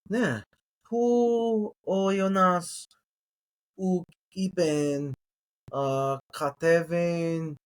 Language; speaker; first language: Greek; non-native, learner; English